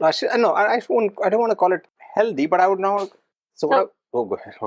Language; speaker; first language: English; non-native, local second language; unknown